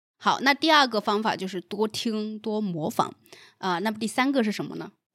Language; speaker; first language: Chinese; native; Chinese